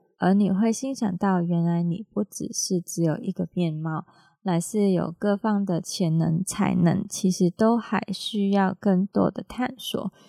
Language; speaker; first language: Chinese; non-native, local second language; Cantonese